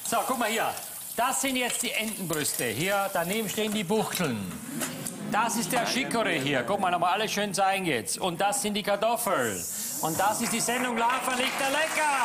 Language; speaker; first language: German; native; German